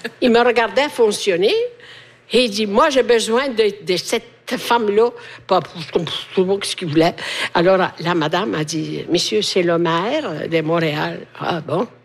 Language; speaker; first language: French; non-native, fluent; Italian